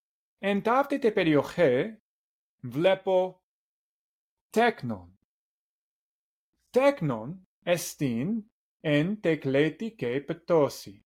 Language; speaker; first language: Greek; non-native, learner; English